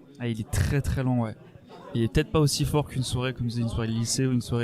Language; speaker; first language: French; native; French